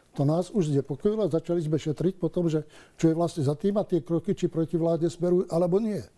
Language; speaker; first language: Slovak; native; Slovak